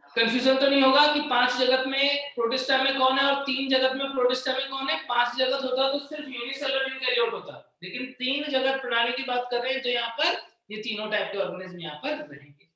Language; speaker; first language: Hindi; native; Hindi